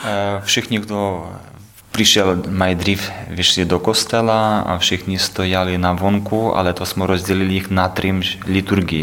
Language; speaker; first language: Czech; non-native, learner; Ukrainian